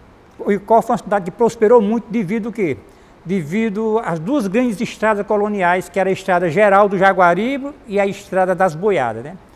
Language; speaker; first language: Portuguese; native; Portuguese